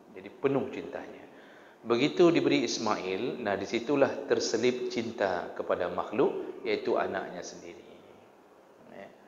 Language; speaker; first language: Malay; non-native, local second language; Achinese